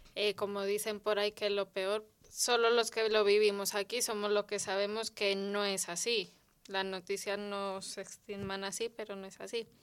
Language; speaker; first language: Spanish; native; Spanish